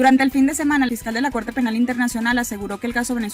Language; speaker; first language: Spanish; native; Spanish